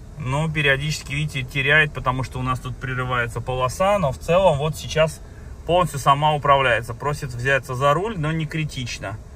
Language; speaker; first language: Russian; native; Russian